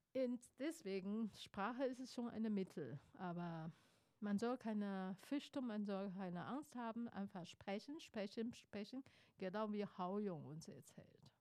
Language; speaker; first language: German; non-native, fluent; Chinese